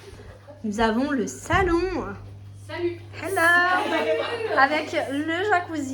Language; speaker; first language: French; native; French